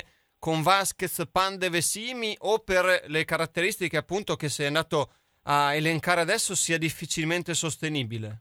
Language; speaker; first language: Italian; native; Italian